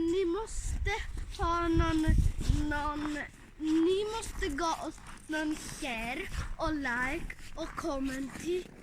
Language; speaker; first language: Swedish; early bilingual, other home language; Somali